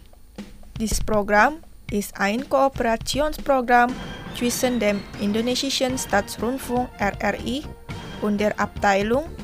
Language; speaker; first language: German; non-native, fluent; Indonesian